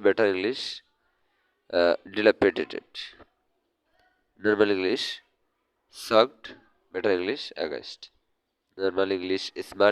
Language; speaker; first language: English; non-native, learner; Bangla